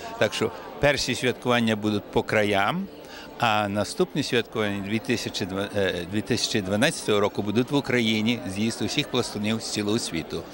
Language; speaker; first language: Ukrainian; early bilingual, heritage; Ukrainian